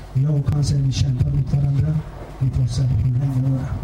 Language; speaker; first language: Swedish; non-native, fluent; Turkish